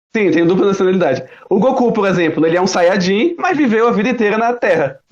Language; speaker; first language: Portuguese; early bilingual, other home language; German